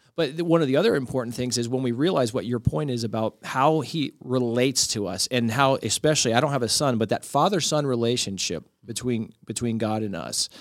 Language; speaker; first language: English; native; English